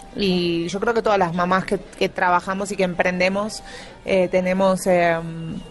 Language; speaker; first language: Spanish; native; Spanish